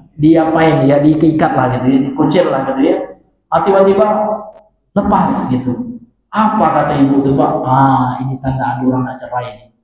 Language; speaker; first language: Indonesian; non-native, local second language; Minangkabau